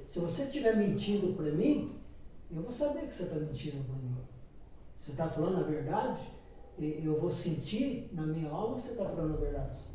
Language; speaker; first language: Portuguese; native; Portuguese